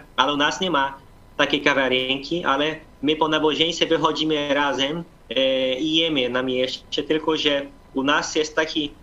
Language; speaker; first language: Polish; non-native, fluent; Portuguese